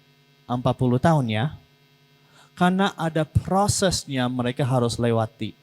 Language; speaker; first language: Indonesian; non-native, learner; English